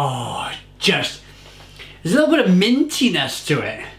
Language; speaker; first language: English; native; English